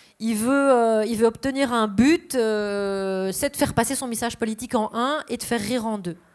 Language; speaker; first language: French; native; French